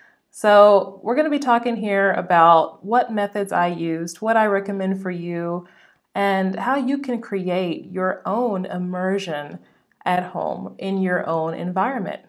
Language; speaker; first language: English; native; English